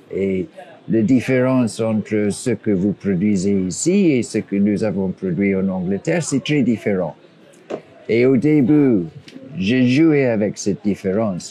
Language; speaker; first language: French; non-native, fluent; English